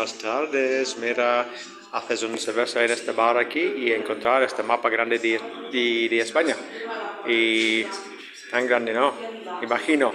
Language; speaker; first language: Spanish; non-native, learner; English